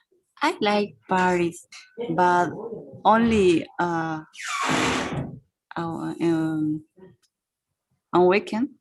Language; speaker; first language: English; non-native, learner; Spanish